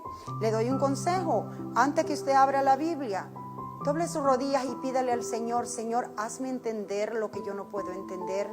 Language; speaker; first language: Spanish; native; Spanish